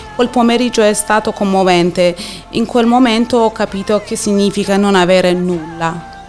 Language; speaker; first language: Italian; non-native, fluent; Persian